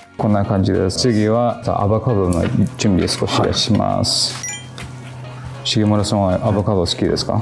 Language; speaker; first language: Japanese; non-native, fluent; English